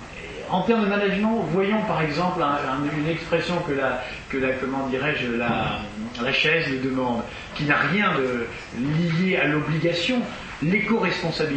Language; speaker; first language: French; native; French